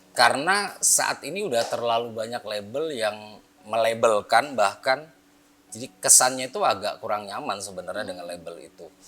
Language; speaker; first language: Indonesian; native; Indonesian